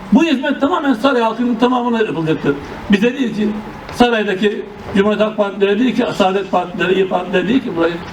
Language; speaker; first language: Turkish; native; Turkish